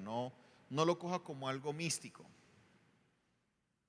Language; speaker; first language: Spanish; native; Spanish